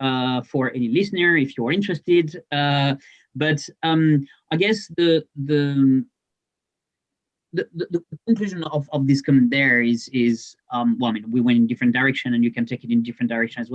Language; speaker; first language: English; non-native, fluent; French